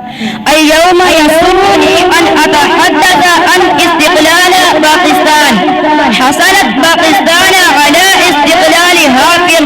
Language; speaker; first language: Arabic; non-native, learner; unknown